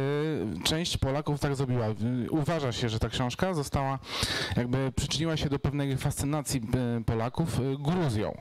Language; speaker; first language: Polish; native; Polish